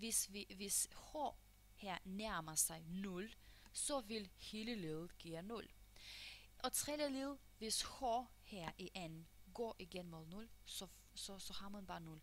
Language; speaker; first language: Danish; non-native, fluent; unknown